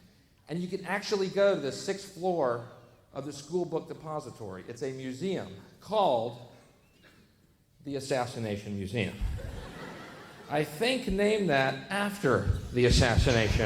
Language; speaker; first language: English; native; English